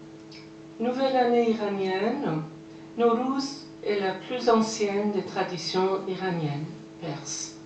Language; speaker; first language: French; non-native, fluent; Persian